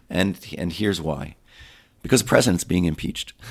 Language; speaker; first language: English; native; English